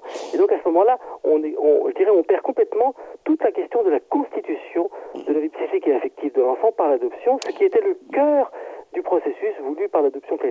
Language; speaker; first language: French; native; French